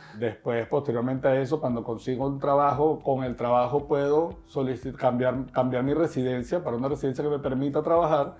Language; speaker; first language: Spanish; native; Spanish